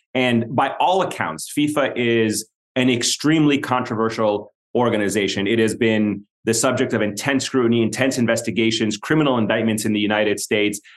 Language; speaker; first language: English; non-native, fluent; Arabic